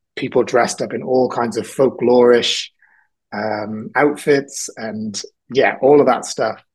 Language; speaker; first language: English; native; English